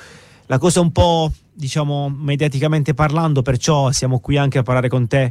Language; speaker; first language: Italian; native; Italian